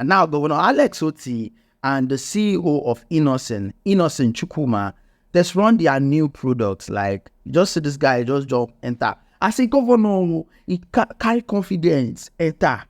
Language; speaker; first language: English; non-native, local second language; Igbo